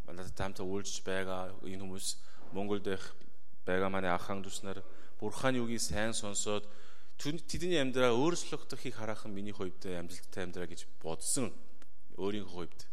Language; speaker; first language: Mongolian; non-native, fluent; Korean